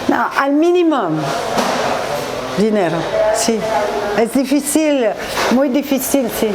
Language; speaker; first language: Spanish; non-native, learner; French